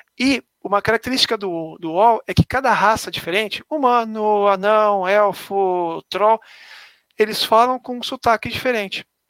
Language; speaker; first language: Portuguese; native; Portuguese